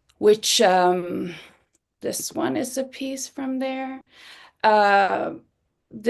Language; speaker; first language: English; non-native, fluent; Swedish